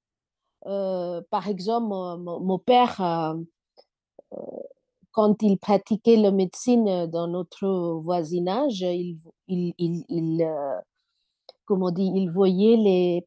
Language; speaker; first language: French; non-native, fluent; Bangla